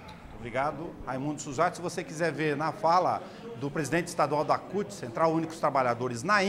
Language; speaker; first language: Portuguese; native; Portuguese